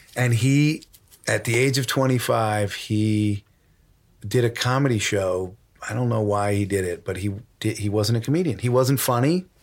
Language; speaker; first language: English; native; English